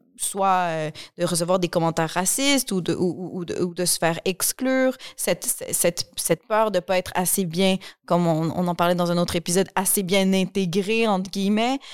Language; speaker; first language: French; native; French